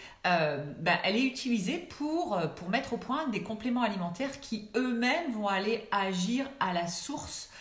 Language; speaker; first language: French; native; French